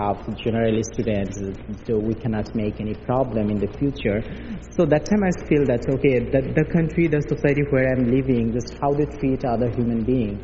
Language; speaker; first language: English; non-native, local second language; Bangla